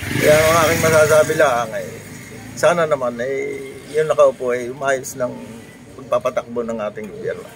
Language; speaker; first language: Filipino; native; Filipino